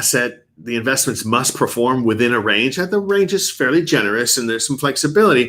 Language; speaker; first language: English; native; English